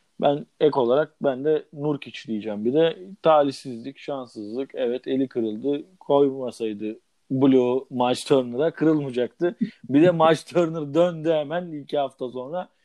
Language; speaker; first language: Turkish; native; Turkish